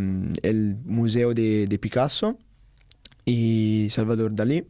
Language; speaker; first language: Spanish; non-native, learner; Italian